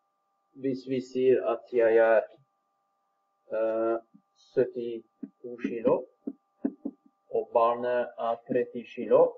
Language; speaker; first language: Norwegian; non-native, fluent; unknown